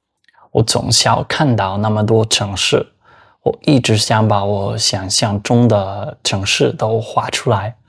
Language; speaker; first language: Chinese; non-native, fluent; Spanish